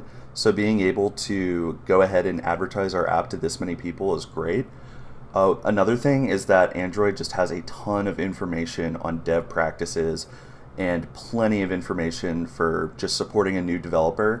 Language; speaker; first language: English; native; English